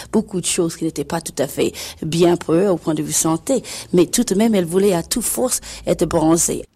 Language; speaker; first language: French; non-native, fluent; English